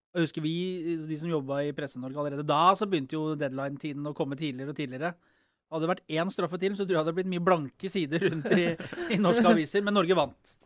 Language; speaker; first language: Norwegian; native; Norwegian